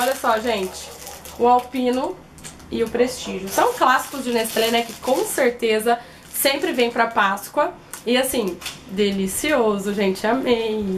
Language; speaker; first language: Portuguese; native; Portuguese